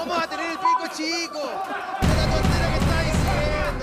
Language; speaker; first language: Spanish; native; Spanish